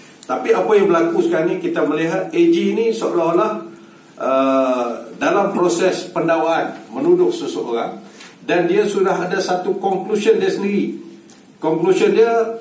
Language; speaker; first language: Malay; native; Malay